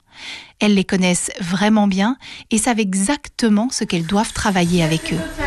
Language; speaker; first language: French; native; French